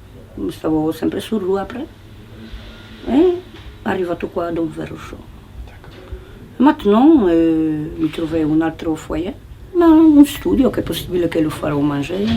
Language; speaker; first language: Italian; non-native, learner; Polish